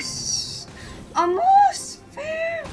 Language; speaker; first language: English; non-native, learner; Vietnamese